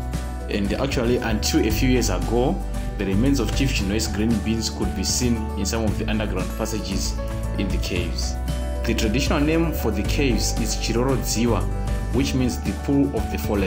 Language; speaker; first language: English; non-native, local second language; Shona